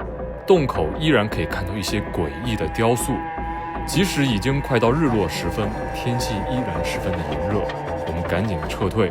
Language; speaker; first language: Chinese; native; Chinese